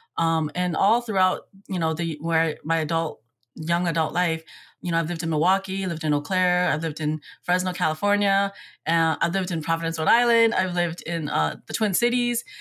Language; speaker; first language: English; early bilingual, other home language; Hmong